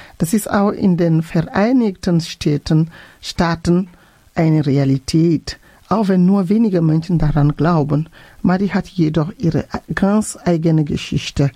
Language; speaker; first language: German; non-native, fluent; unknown